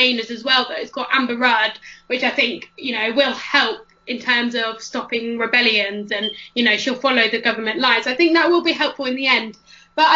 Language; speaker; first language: English; native; English